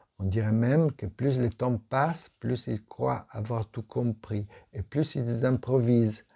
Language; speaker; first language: French; non-native, fluent; Italian